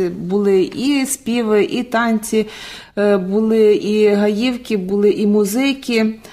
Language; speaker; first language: Ukrainian; native; Ukrainian